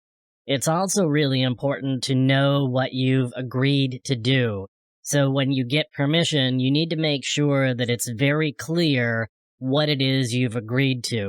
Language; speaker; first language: English; native; English